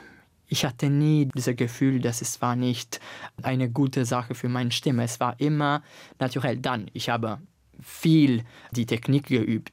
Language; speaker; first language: German; non-native, learner; Italian